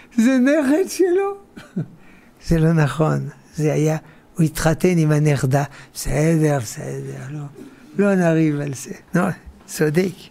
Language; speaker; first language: Hebrew; non-native, fluent; French